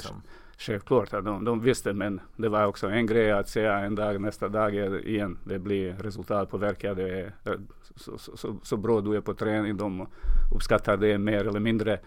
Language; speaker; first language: Swedish; non-native, fluent; Serbian